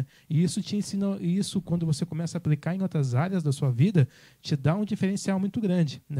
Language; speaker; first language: Portuguese; native; Portuguese